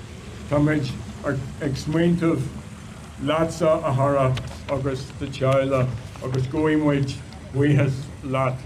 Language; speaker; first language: Irish; non-native, local second language; English